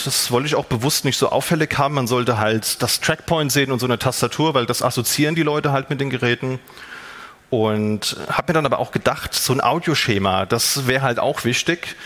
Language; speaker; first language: German; native; German